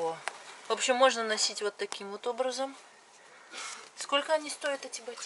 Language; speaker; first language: Russian; native; Russian